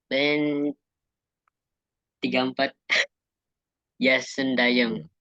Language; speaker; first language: Turkish; non-native, learner; Indonesian